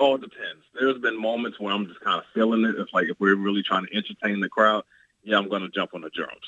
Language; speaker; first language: English; native; English